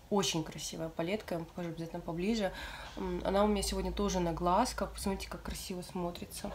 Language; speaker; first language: Russian; native; Russian